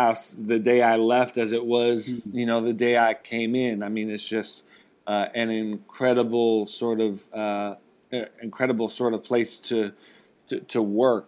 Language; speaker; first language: English; native; English